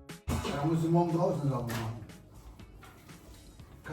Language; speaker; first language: German; native; German